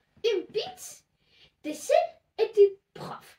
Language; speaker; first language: French; non-native, learner; Spanish